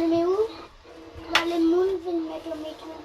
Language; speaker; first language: French; native; French